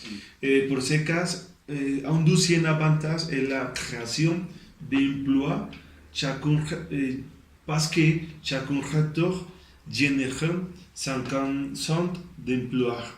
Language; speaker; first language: French; non-native, learner; Spanish